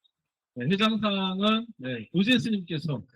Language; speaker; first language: Korean; native; Korean